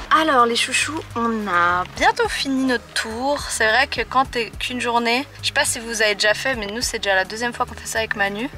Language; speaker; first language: French; native; French